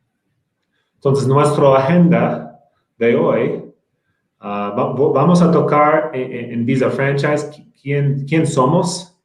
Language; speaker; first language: Spanish; non-native, fluent; English